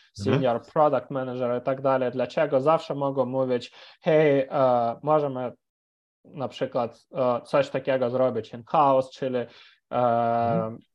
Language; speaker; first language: Polish; non-native, fluent; Ukrainian